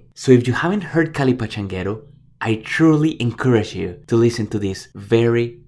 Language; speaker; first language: English; non-native, fluent; Spanish